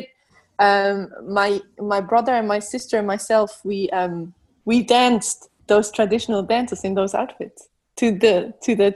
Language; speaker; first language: English; non-native, fluent; Swiss German